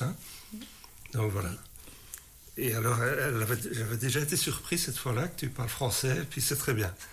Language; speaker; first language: French; native; French